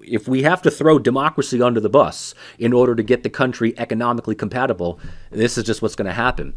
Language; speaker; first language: English; native; English